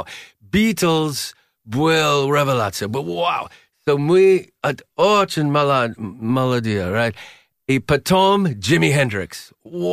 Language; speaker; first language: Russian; non-native, learner; English